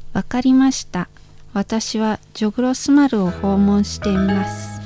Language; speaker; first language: Japanese; non-native, fluent; Indonesian